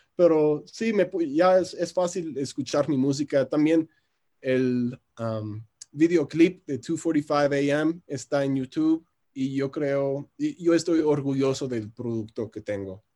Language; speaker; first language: Spanish; non-native, fluent; English